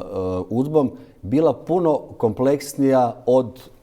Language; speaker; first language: Croatian; native; Croatian